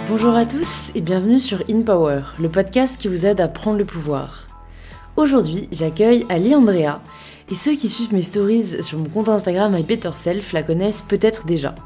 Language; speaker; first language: French; native; French